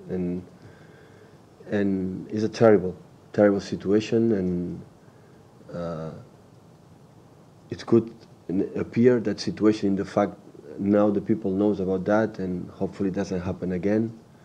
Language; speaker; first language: English; non-native, fluent; Catalan